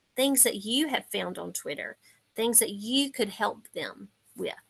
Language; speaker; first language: English; native; English